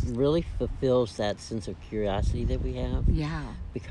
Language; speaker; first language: English; native; English